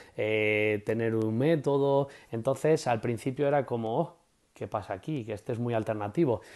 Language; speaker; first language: Spanish; native; Spanish